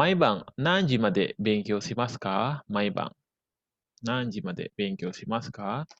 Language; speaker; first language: Japanese; non-native, fluent; Indonesian